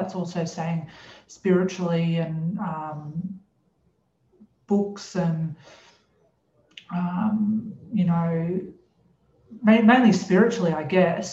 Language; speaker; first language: English; native; English